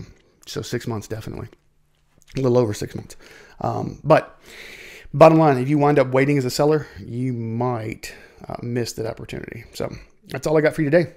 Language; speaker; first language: English; native; English